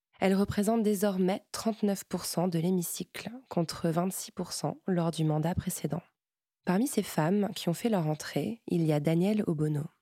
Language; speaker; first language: French; native; French